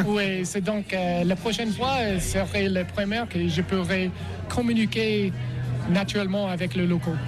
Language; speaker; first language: French; non-native, learner; English